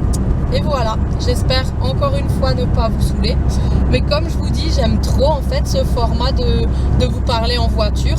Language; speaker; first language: French; native; French